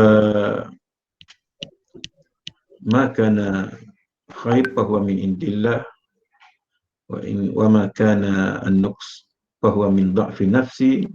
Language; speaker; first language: Arabic; non-native, fluent; Malay